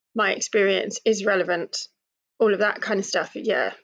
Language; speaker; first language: English; native; English